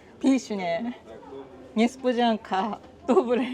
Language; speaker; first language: Polish; non-native, learner; Japanese